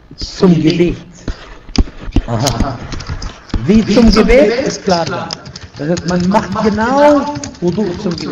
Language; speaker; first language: German; non-native, fluent; Arabic